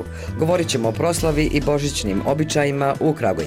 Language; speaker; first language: Serbian; native; Serbian